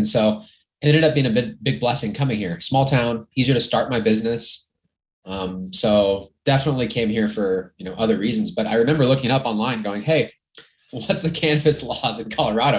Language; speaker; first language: English; native; English